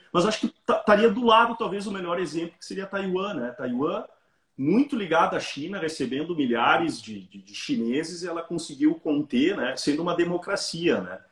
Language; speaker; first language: Portuguese; native; Portuguese